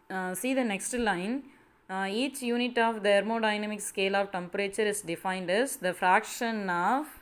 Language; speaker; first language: English; non-native, local second language; Tamil